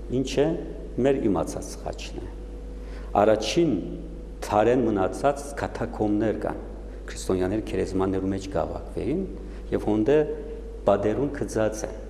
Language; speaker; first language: Armenian; native; Armenian